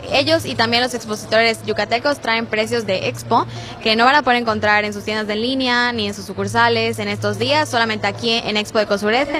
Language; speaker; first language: Spanish; native; Spanish